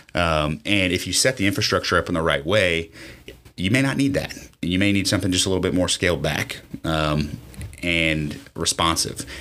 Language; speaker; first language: English; native; English